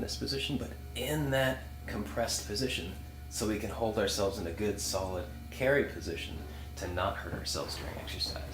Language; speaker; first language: English; native; English